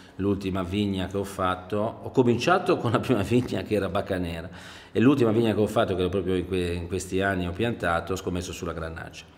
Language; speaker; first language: Italian; native; Italian